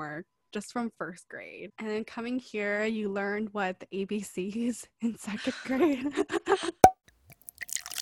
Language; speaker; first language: English; early bilingual, other home language; Cantonese